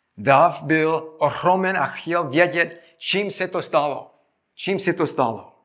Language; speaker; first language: Czech; non-native, fluent; English